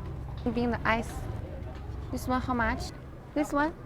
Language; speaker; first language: English; non-native, learner; Chinese